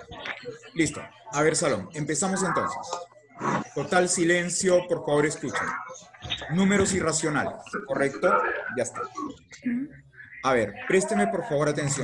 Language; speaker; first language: Spanish; native; Spanish